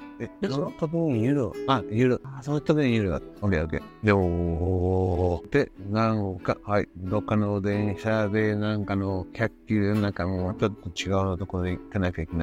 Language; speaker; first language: Japanese; non-native, learner; Spanish